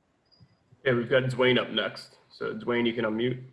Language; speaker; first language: English; native; English